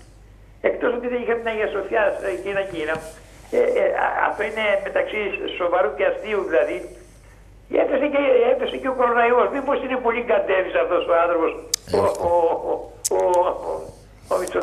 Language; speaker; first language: Greek; native; Greek